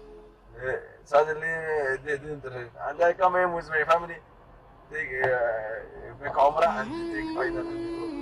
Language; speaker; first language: English; non-native, learner; Arabic